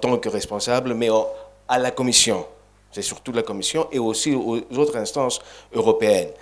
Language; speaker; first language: French; non-native, fluent; Greek